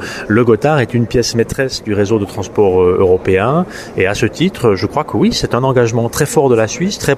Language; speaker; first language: French; native; French